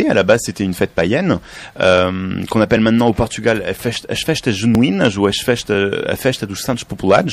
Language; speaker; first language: French; native; French